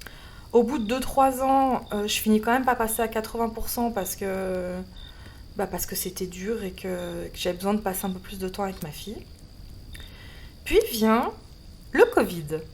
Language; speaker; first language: French; native; French